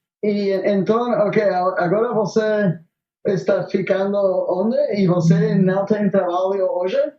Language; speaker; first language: Portuguese; non-native, learner; Spanish